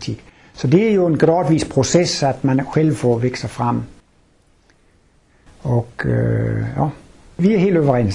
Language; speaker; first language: Swedish; non-native, fluent; Danish